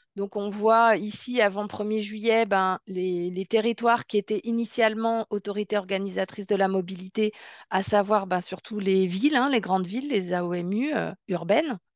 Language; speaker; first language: French; native; French